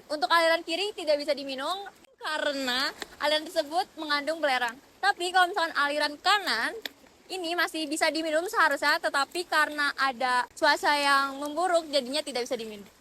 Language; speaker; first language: Indonesian; native; Indonesian